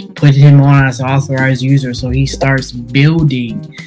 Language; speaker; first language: English; native; English